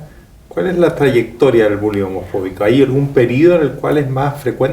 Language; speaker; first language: Spanish; native; Spanish